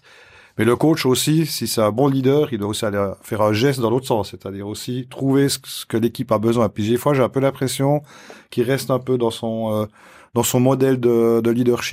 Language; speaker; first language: French; native; French